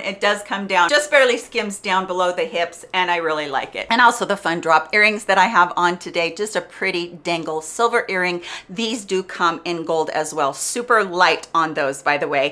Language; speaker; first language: English; native; English